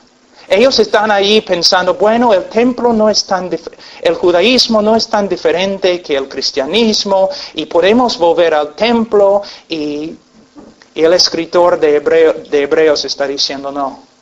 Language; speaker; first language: Spanish; non-native, fluent; English